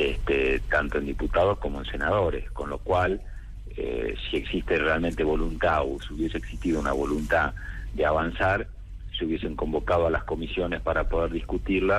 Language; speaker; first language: Spanish; native; Spanish